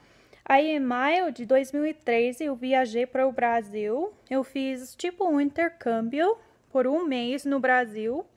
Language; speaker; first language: Portuguese; non-native, fluent; English